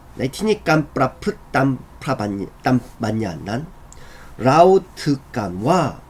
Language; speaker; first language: Thai; non-native, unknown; Korean